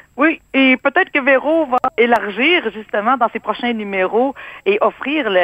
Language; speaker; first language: French; native; French